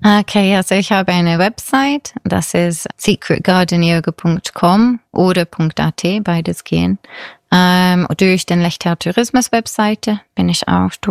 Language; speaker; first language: German; non-native, fluent; English